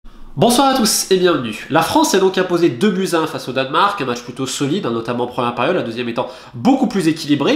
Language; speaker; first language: French; native; French